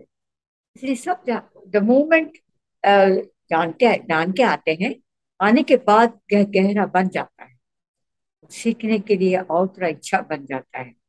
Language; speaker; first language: Hindi; non-native, local second language; Tamil